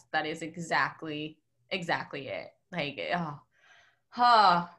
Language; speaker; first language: English; native; English